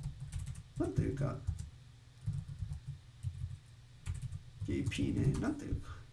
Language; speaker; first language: Japanese; non-native, learner; English